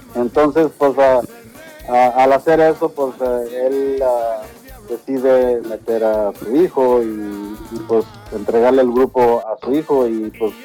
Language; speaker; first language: Spanish; early bilingual, heritage; Spanish